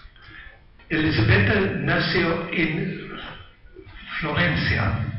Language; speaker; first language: Spanish; non-native, learner; Italian